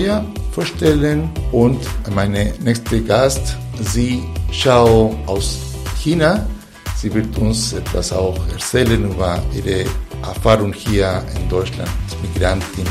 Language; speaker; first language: German; non-native, fluent; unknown